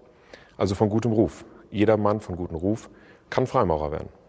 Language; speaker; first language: German; native; German